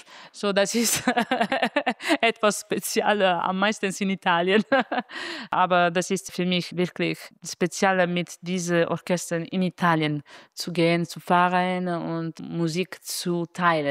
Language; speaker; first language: German; non-native, fluent; Italian